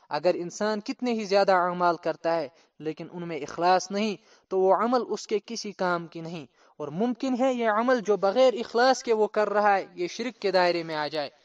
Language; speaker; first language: Urdu; non-native, local second language; Kashmiri